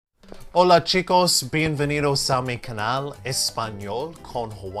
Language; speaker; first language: Spanish; non-native, fluent; English